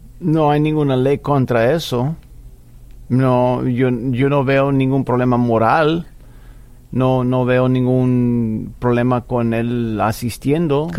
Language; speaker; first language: Spanish; non-native, fluent; English